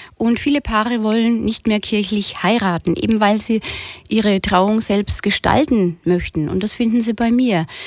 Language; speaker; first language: German; native; German